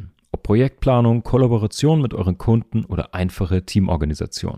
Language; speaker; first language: German; native; German